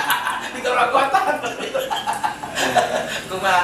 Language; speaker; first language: Indonesian; native; Indonesian